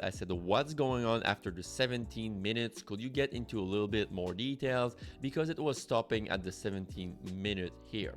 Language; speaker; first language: English; non-native, fluent; French